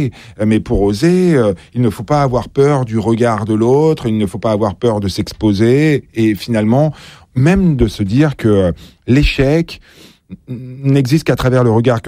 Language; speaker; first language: French; native; French